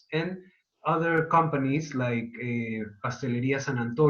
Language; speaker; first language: English; non-native, fluent; Spanish